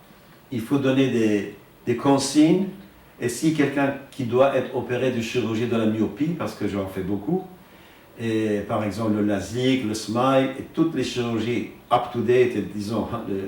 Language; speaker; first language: French; non-native, fluent; Persian